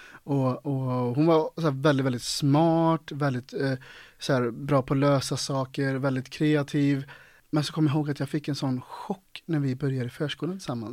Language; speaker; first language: Swedish; native; Swedish